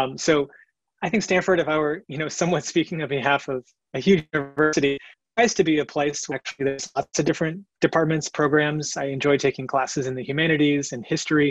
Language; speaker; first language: English; native; English